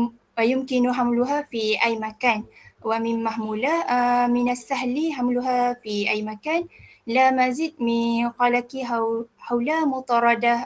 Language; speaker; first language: Arabic; non-native, learner; Malay